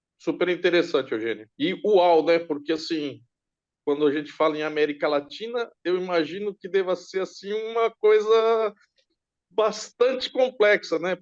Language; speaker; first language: Portuguese; native; Portuguese